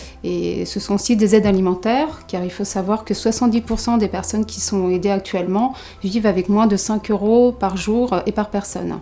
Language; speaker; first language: French; native; French